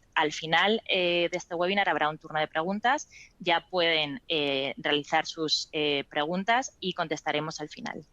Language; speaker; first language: Spanish; native; Spanish